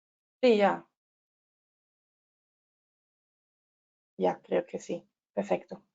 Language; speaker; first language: Spanish; non-native, learner; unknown